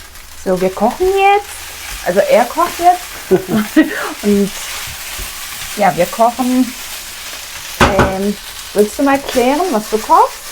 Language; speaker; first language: German; non-native, fluent; Mongolian